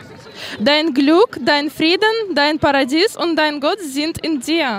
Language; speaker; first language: German; non-native, learner; Ukrainian